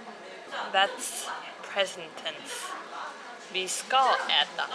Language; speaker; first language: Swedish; early bilingual, heritage; Korean